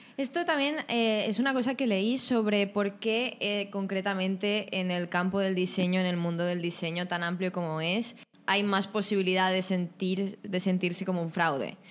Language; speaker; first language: Spanish; native; Spanish